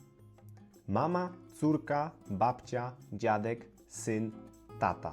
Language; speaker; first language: Polish; native; Polish